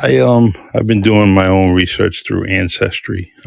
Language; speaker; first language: English; native; English